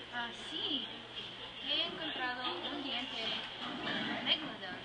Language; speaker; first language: Spanish; non-native, learner; English